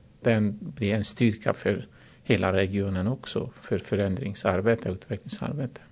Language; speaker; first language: Swedish; non-native, fluent; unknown